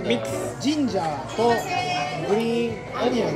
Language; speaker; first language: Japanese; native; Japanese